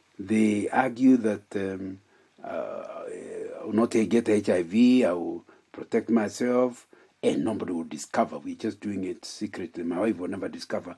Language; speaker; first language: English; non-native, local second language; Kikuyu